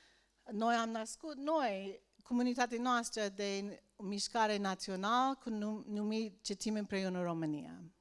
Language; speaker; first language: Romanian; non-native, learner; English